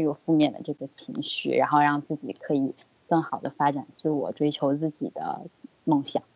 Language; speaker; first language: Chinese; native; Chinese